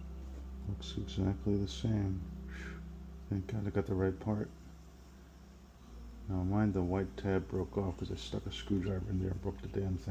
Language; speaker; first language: English; native; English